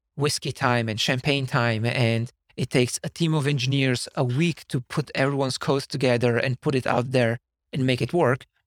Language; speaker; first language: English; non-native, fluent; Slovenian